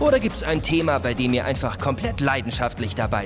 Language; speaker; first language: German; native; German